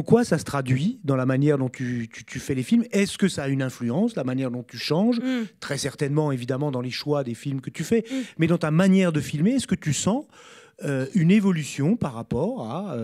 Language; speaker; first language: French; native; French